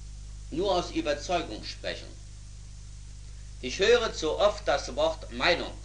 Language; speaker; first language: German; native; German